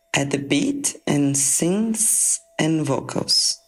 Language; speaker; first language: English; non-native, fluent; Portuguese